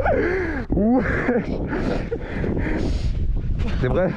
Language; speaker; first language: French; native; French